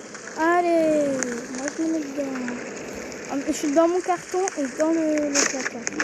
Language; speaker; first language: French; native; French